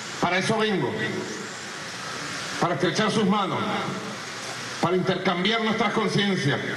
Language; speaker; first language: Spanish; native; Spanish